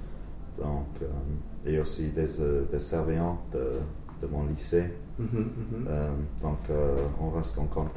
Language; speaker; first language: French; non-native, learner; English